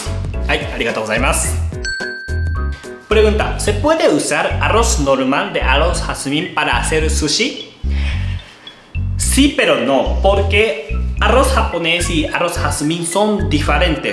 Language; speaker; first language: Spanish; non-native, learner; Japanese